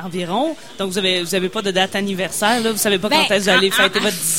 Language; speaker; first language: French; native; French